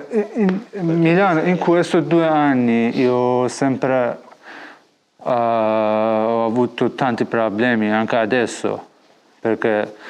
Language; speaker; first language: Italian; non-native, learner; Persian